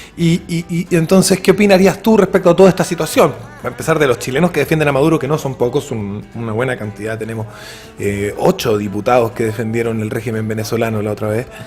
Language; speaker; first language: Spanish; native; Spanish